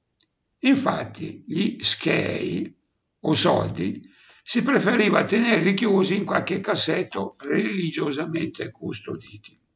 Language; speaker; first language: Italian; native; Italian